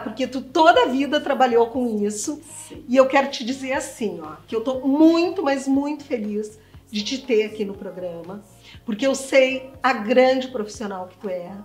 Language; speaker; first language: Portuguese; native; Portuguese